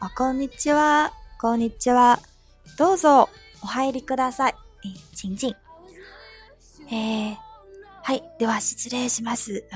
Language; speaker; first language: Japanese; non-native, fluent; Chinese